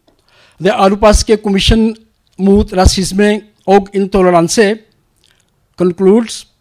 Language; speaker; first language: Norwegian; non-native, learner; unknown